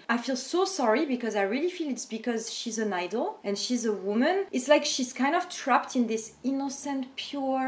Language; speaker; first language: English; non-native, fluent; French